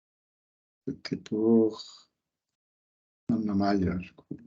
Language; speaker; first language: French; non-native, local second language; German